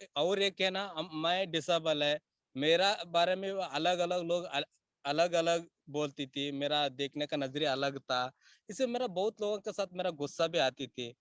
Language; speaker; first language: Hindi; non-native, local second language; Kannada